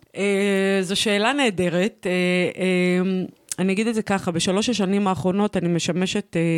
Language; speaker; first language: Hebrew; native; Hebrew